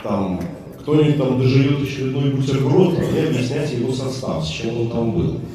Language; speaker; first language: Russian; native; Russian